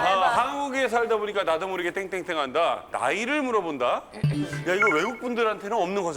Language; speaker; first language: Korean; native; Korean